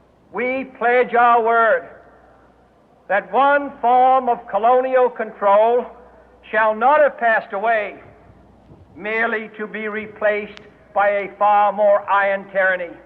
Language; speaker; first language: English; native; English